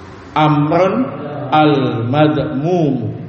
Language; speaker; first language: Arabic; non-native, fluent; Indonesian